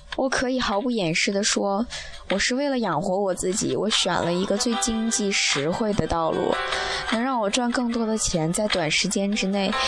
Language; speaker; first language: Chinese; native; Chinese